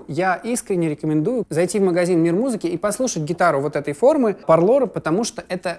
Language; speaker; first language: Russian; native; Russian